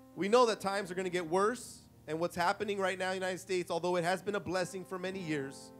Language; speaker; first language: English; early bilingual, other home language; Spanish